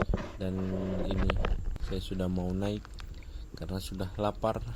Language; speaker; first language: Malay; non-native, local second language; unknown